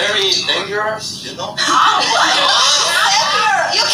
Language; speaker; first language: English; non-native, learner; Korean